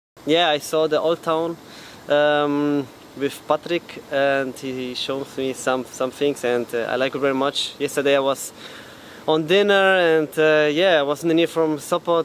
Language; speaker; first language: English; non-native, learner; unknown